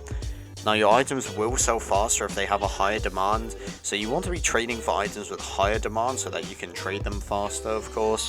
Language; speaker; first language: English; native; English